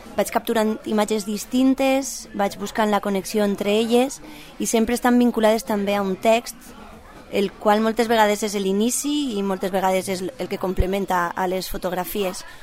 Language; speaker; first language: Catalan; native; Catalan